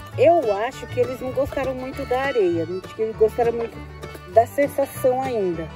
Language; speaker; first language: Portuguese; native; Portuguese